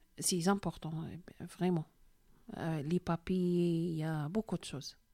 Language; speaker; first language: French; non-native, local second language; Arabic